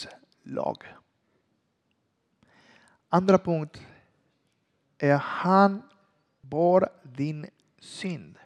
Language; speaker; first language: Swedish; non-native, learner; Spanish